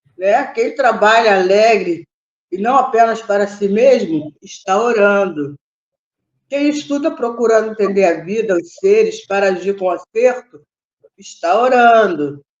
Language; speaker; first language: Portuguese; native; Portuguese